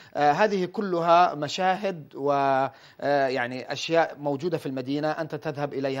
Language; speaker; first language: Arabic; native; Arabic